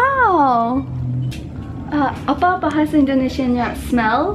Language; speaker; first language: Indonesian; non-native, learner; English